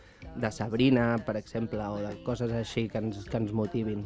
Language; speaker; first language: Catalan; non-native, local second language; Spanish